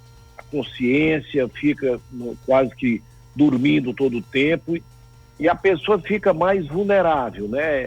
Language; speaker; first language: Portuguese; native; Portuguese